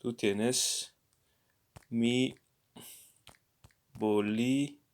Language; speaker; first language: Spanish; non-native, learner; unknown